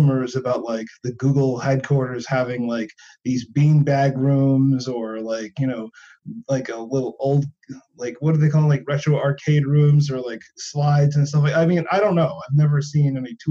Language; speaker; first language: English; native; English